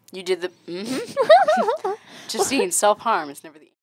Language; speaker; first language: English; native; English